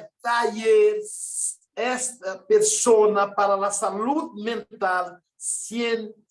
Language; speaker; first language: Spanish; non-native, learner; Portuguese